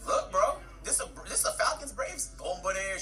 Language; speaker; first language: English; native; English